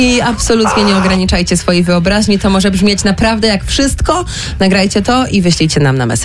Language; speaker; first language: Polish; native; Polish